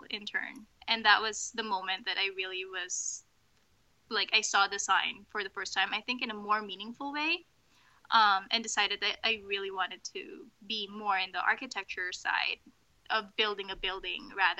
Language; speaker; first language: English; non-native, local second language; Filipino